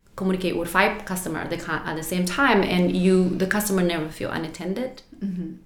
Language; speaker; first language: English; non-native, fluent; Spanish